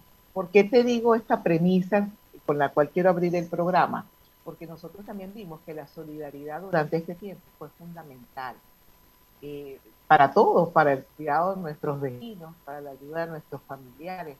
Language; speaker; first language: Spanish; native; Spanish